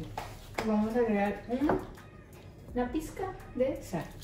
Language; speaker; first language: Spanish; native; Spanish